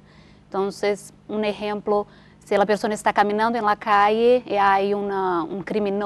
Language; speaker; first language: Spanish; non-native, fluent; Portuguese